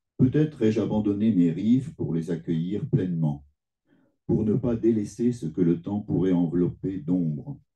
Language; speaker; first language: French; native; French